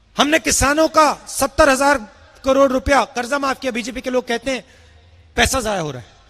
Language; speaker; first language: Hindi; native; Hindi